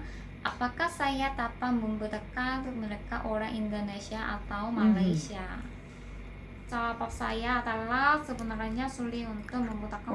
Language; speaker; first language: Indonesian; non-native, learner; Korean